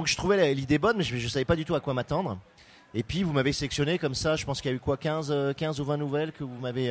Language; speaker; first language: French; native; French